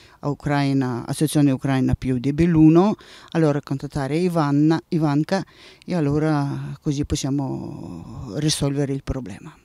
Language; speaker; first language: Italian; non-native, learner; Ukrainian